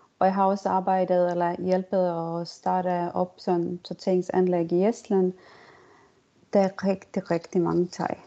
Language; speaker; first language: Danish; non-native, fluent; Estonian